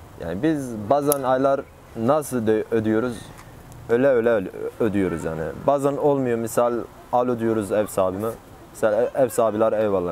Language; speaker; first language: Turkish; non-native, learner; Arabic